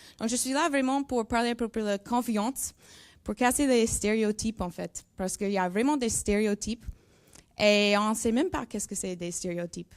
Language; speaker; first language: French; non-native, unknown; English